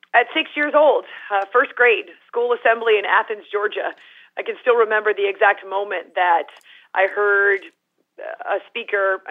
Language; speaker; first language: English; native; English